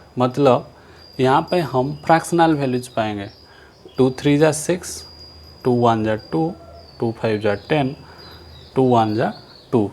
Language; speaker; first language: Hindi; non-native, local second language; Odia